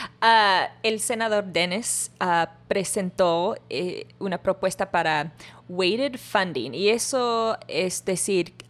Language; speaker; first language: Spanish; non-native, learner; English